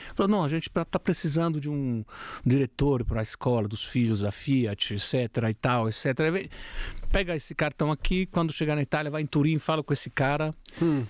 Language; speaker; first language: Portuguese; non-native, fluent; Italian